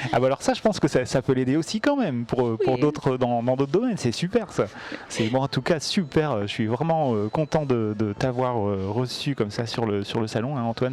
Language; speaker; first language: French; native; French